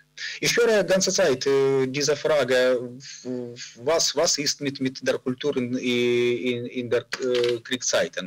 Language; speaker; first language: German; non-native, learner; Ukrainian